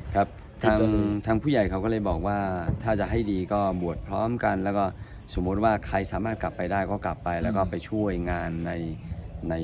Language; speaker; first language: Thai; non-native, local second language; Akha